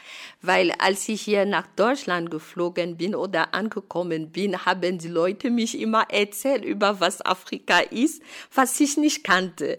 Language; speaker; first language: German; non-native, fluent; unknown